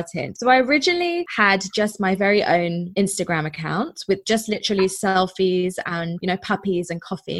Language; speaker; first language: English; native; English